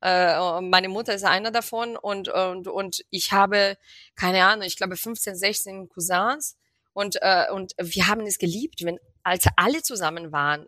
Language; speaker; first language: German; non-native, fluent; Portuguese